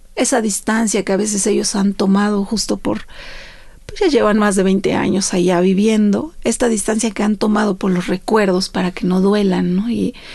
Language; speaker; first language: Spanish; native; Spanish